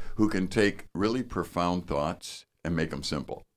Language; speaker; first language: English; native; English